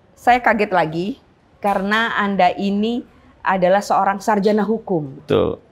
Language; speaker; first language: Indonesian; native; Indonesian